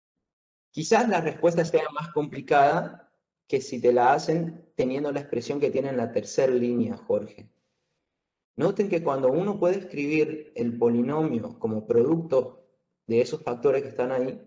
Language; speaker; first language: Spanish; native; Spanish